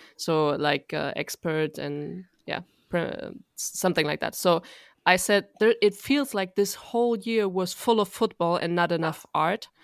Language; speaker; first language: English; non-native, fluent; German